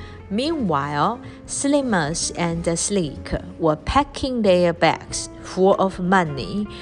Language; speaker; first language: English; non-native, fluent; Chinese